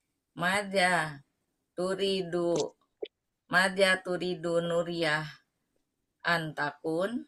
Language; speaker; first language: Arabic; non-native, learner; Indonesian